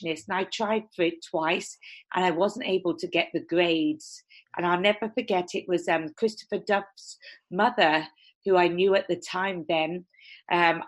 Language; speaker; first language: English; native; English